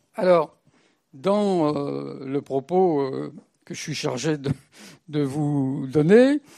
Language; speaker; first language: French; native; French